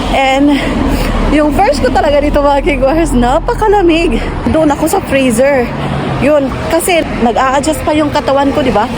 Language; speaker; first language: Filipino; non-native, local second language; Cebuano